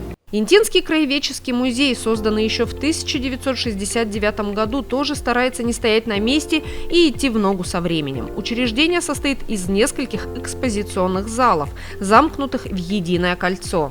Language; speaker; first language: Russian; native; Russian